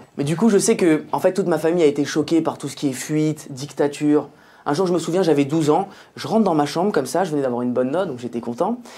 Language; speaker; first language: French; native; French